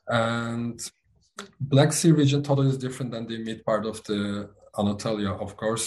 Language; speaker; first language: English; non-native, fluent; Turkish